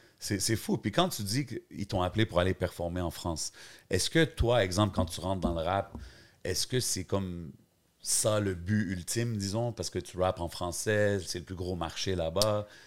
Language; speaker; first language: French; native; French